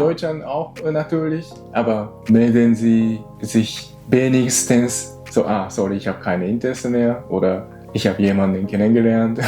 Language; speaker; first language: German; non-native, learner; Japanese